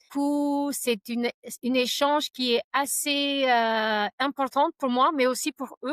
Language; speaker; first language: French; non-native, fluent; Albanian